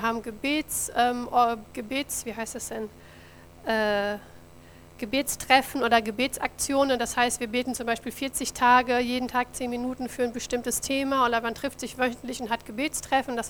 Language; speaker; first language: German; native; German